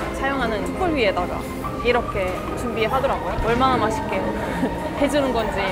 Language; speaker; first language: Korean; non-native, fluent; Italian